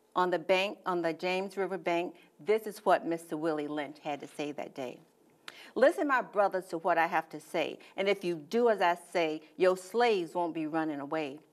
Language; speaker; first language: English; native; English